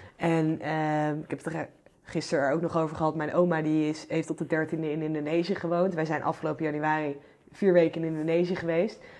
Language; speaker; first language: Dutch; native; Dutch